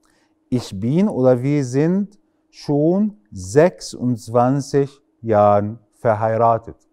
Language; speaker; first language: German; non-native, fluent; Arabic